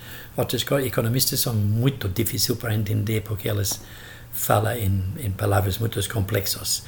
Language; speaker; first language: Portuguese; non-native, fluent; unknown